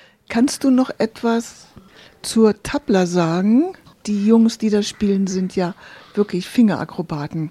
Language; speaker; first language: German; native; German